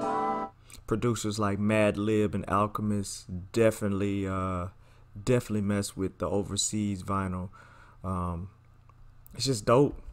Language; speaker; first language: English; native; English